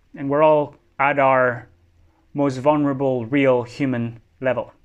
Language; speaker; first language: English; non-native, fluent; Spanish